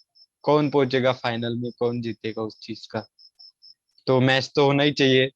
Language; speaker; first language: Hindi; native; Hindi